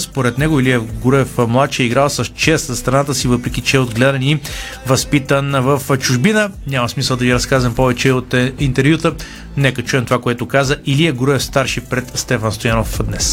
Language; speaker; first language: Bulgarian; native; Bulgarian